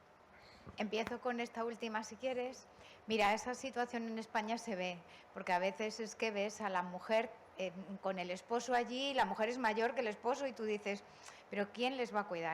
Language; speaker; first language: Spanish; native; Spanish